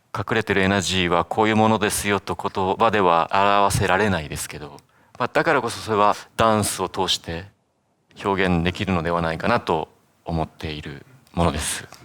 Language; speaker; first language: Japanese; native; Japanese